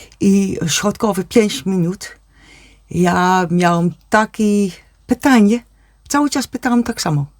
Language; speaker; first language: Polish; non-native, learner; Dutch